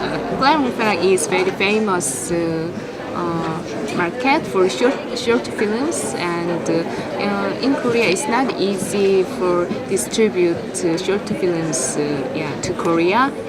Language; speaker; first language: English; non-native, fluent; Korean